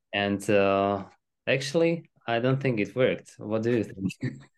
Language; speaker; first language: English; non-native, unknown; Slovak